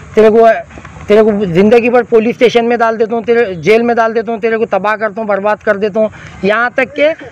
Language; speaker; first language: Hindi; non-native, local second language; Urdu